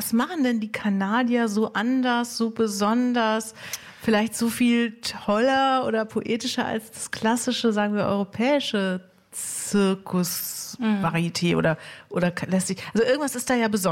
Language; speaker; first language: German; native; German